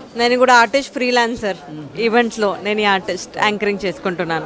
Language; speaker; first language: Telugu; non-native, learner; Hindi